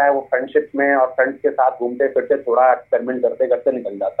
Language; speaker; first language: English; non-native, local second language; Hindi